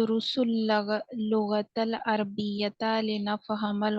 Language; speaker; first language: Arabic; non-native, learner; Urdu